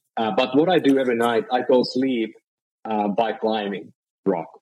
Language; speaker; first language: English; non-native, fluent; Finnish